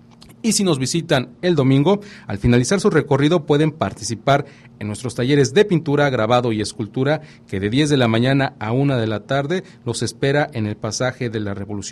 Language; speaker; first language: Spanish; native; Spanish